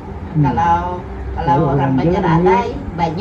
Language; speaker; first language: Malay; non-native, local second language; Banjar